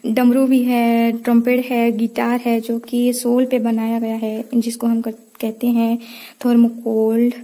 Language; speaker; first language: Hindi; non-native, local second language; Odia